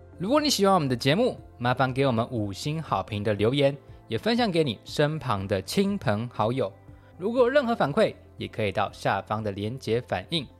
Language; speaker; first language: Chinese; native; Chinese